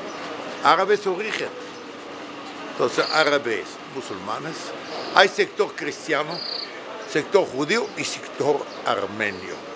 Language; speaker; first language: Spanish; non-native, fluent; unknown